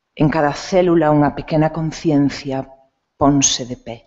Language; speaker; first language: Galician; non-native, local second language; Spanish